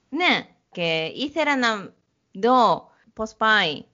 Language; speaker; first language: Greek; non-native, learner; Japanese